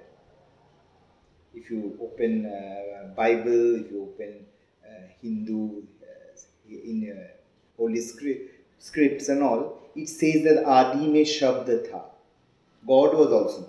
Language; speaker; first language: English; non-native, local second language; Hindi